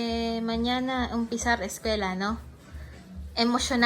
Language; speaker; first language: Spanish; non-native, learner; Filipino